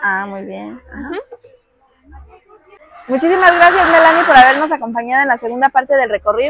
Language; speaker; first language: Spanish; native; Spanish